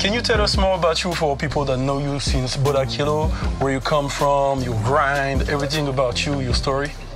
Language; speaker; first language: English; non-native, fluent; French